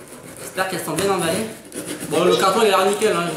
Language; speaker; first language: French; native; French